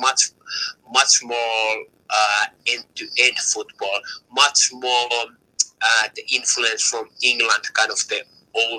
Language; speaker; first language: English; non-native, fluent; Finnish